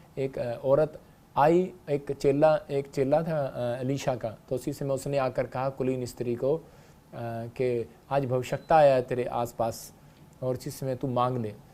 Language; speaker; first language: Hindi; non-native, local second language; Punjabi